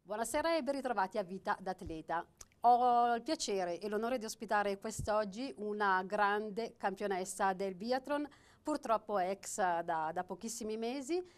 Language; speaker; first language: Italian; native; Italian